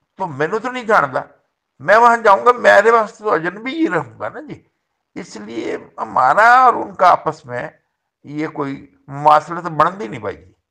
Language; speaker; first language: Urdu; non-native, local second language; Haryanvi